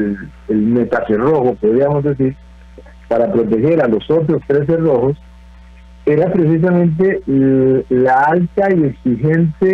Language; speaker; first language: Spanish; native; Spanish